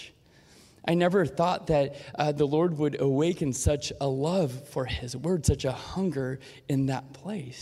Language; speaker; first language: English; native; English